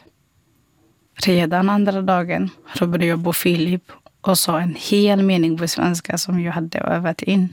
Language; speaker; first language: Swedish; non-native, fluent; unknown